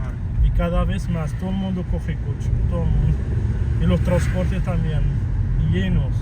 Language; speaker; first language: Spanish; non-native, fluent; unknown